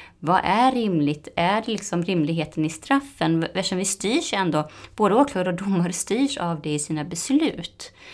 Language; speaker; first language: Swedish; native; Swedish